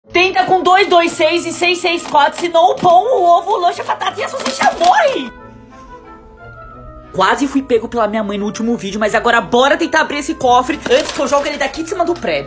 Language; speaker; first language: Portuguese; native; Portuguese